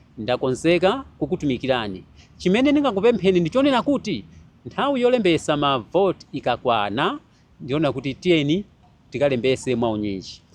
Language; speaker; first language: Nyanja; native; Nyanja